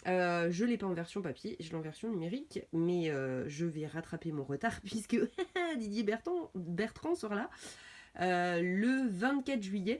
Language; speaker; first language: French; native; French